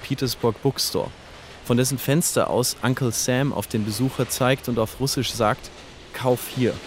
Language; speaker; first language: German; native; German